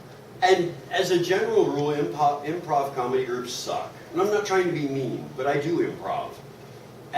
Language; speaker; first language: English; native; English